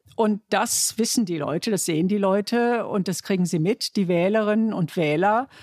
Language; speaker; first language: German; native; German